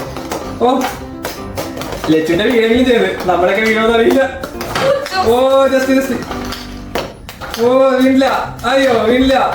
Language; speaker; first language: Malayalam; native; Malayalam